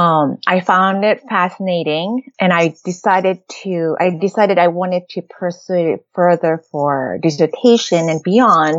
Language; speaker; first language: English; non-native, fluent; Japanese